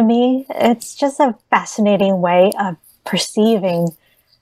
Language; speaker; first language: English; early bilingual, other home language; Vietnamese